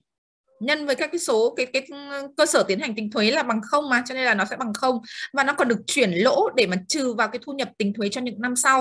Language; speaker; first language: Vietnamese; native; Vietnamese